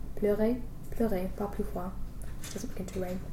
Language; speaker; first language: French; non-native, fluent; English